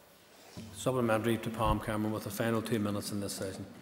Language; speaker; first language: English; native; English